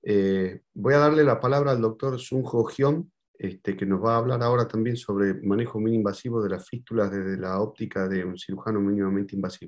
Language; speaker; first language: Spanish; native; Spanish